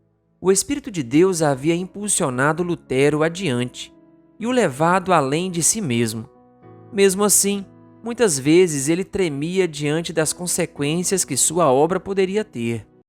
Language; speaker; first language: Portuguese; native; Portuguese